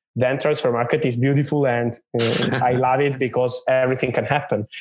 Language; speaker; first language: English; non-native, fluent; Italian